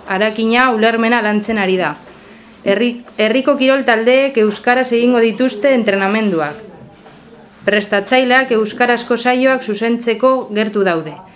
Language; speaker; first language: Basque; non-native, local second language; Spanish